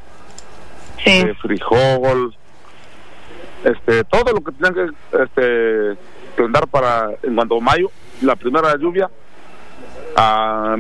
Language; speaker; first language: Spanish; non-native, local second language; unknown